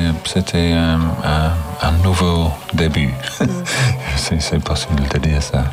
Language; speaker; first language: French; non-native, learner; English